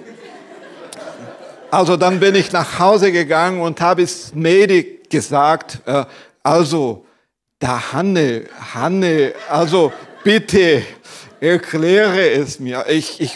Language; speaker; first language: German; non-native, fluent; Portuguese